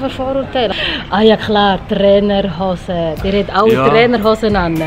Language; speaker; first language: German; early bilingual, other home language; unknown